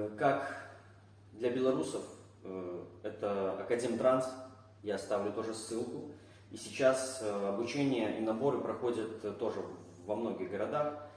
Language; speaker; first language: Russian; native; Russian